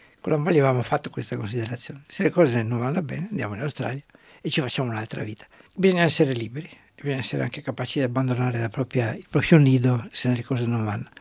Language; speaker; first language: Italian; non-native, local second language; German